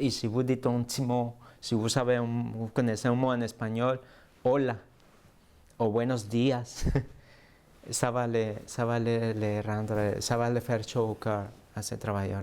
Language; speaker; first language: French; native; French